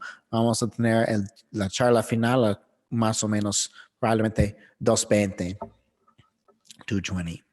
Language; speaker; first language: Spanish; non-native, learner; English